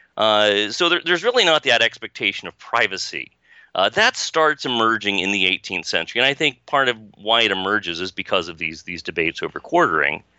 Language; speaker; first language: English; native; English